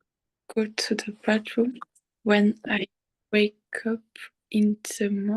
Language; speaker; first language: English; non-native, learner; French